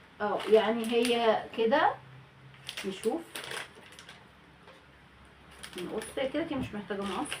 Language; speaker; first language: Arabic; native; Arabic